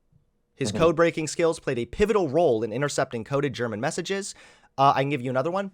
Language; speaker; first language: English; native; English